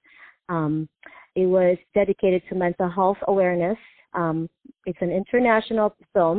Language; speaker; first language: English; non-native, local second language; Filipino